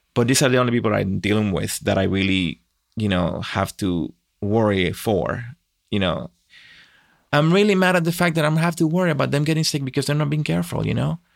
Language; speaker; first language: English; non-native, fluent; Spanish